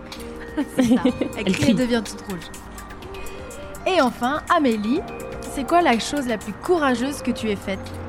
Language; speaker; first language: French; native; French